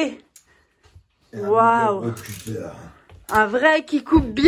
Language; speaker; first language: French; native; French